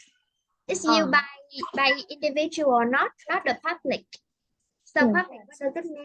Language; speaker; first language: English; non-native, fluent; Vietnamese